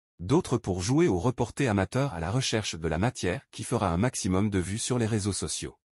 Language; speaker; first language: French; non-native, local second language; Arabic